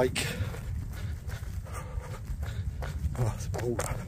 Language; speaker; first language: French; native; French